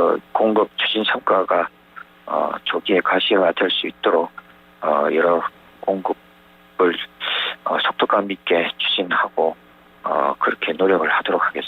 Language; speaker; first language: Korean; native; Korean